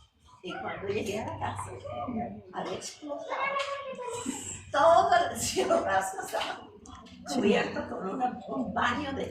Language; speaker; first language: Spanish; non-native, fluent; English